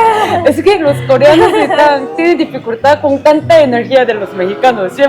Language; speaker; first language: Spanish; non-native, fluent; Korean